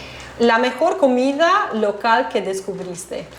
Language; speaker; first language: Spanish; non-native, fluent; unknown